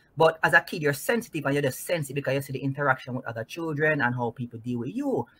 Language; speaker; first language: English; non-native, local second language; Jamaican Creole English